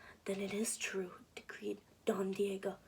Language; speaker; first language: English; native; English